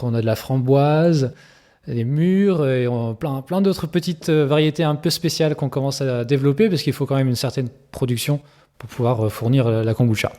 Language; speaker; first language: French; native; French